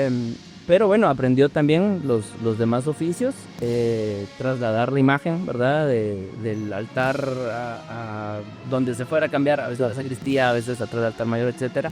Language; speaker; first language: Spanish; native; Spanish